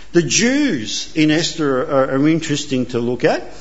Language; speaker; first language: English; native; English